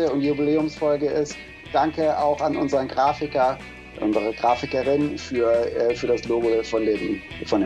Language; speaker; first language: German; native; German